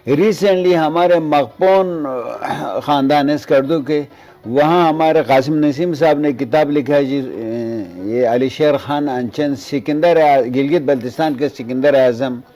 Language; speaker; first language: Urdu; non-native, local second language; Balti